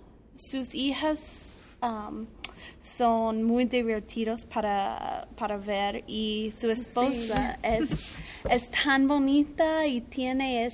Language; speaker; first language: Spanish; non-native, learner; English